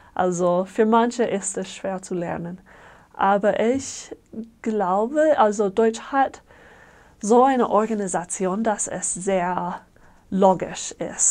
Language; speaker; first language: German; non-native, fluent; English